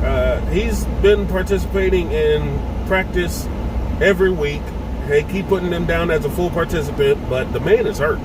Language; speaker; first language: English; native; English